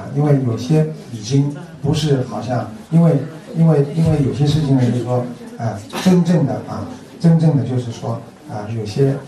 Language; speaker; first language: Chinese; native; Chinese